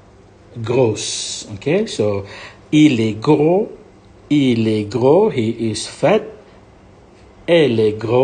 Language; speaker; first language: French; non-native, fluent; Malay